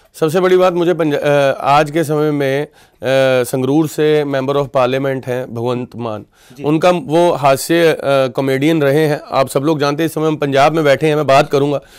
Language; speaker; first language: Hindi; non-native, local second language; Punjabi